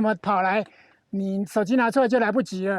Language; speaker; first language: Chinese; native; Chinese